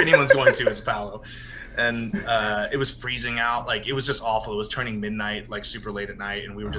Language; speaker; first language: English; native; English